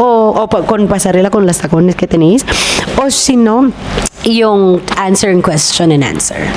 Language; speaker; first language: Spanish; non-native, fluent; Filipino